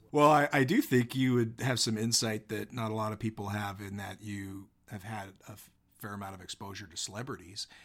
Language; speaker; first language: English; native; English